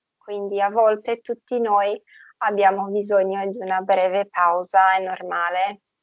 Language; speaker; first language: Italian; non-native, fluent; Portuguese